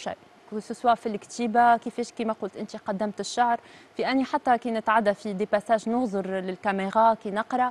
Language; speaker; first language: Arabic; native; Arabic